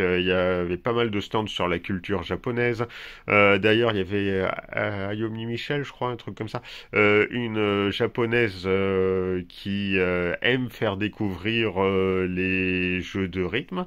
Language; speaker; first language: French; native; French